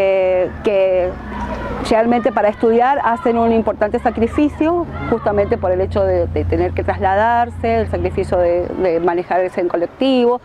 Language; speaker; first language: Spanish; native; Spanish